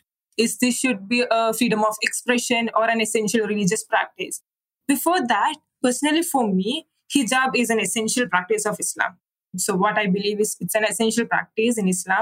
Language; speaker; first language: English; non-native, local second language; Malayalam